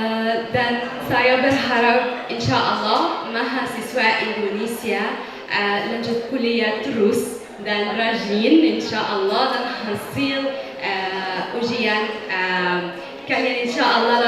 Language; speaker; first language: Indonesian; non-native, fluent; Arabic